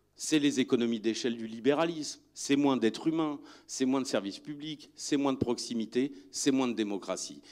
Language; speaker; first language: French; native; French